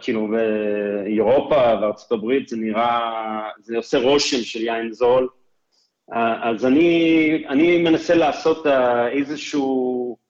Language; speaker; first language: Hebrew; non-native, fluent; English